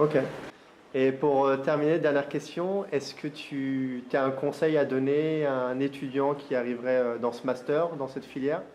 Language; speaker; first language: French; native; French